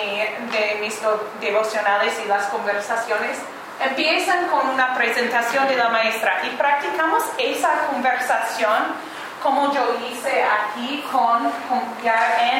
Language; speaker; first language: Spanish; non-native, learner; English